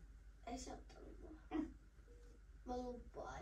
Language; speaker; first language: Finnish; early bilingual, other home language; Kinyarwanda